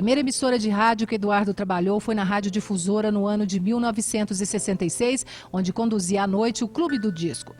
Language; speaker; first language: Portuguese; native; Portuguese